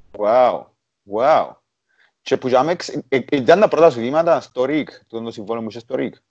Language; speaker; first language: Greek; native; Greek